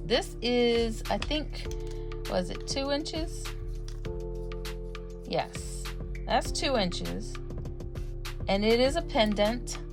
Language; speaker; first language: English; native; English